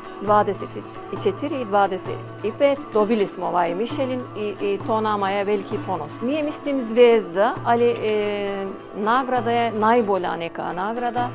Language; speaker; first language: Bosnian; early bilingual, heritage; Bosnian